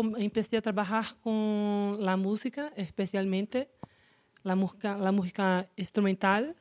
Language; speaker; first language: Spanish; non-native, learner; Portuguese